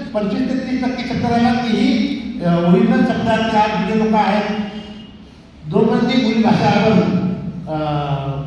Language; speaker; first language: Marathi; non-native, local second language; Bhili